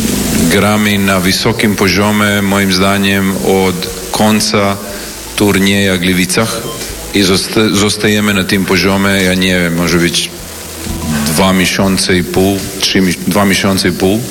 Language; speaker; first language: Polish; non-native, learner; Serbian